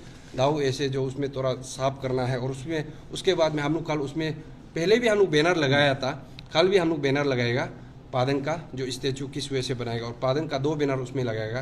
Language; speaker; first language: Hindi; non-native, local second language; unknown